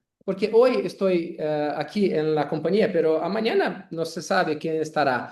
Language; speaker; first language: Spanish; non-native, learner; Portuguese